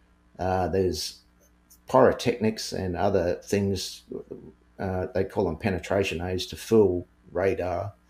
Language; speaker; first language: English; native; English